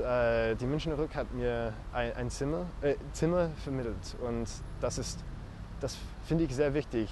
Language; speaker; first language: German; non-native, fluent; English